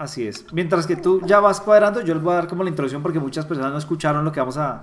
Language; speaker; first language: Spanish; native; Spanish